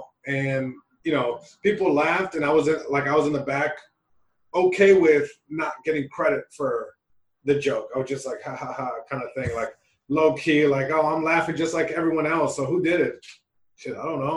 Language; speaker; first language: English; early bilingual, other home language; Spanish